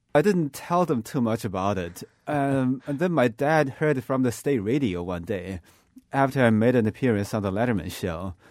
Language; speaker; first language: English; non-native, fluent; Chinese